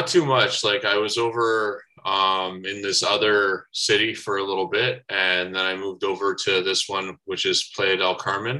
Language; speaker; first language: English; native; English